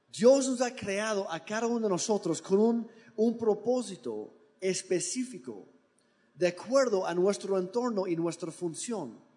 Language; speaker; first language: Spanish; non-native, fluent; English